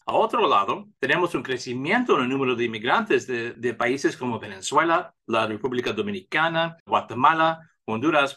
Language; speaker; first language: Spanish; early bilingual, heritage; English